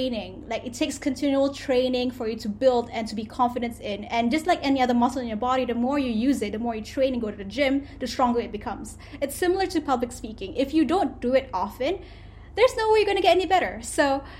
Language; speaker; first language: English; non-native, local second language; Malay